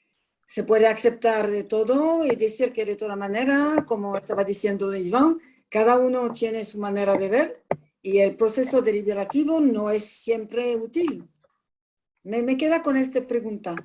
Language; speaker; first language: Spanish; non-native, fluent; French